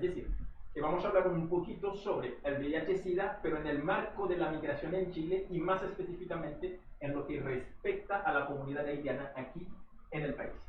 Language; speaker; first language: Spanish; non-native, fluent; Haitian Creole